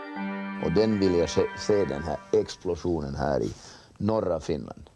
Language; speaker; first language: Swedish; non-native, local second language; Finnish